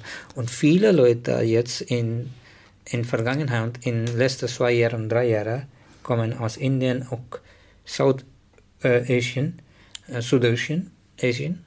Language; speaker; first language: German; non-native, learner; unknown